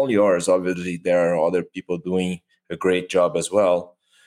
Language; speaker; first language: English; non-native, fluent; Portuguese